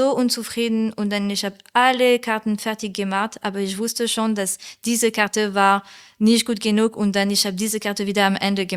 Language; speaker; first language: German; non-native, learner; French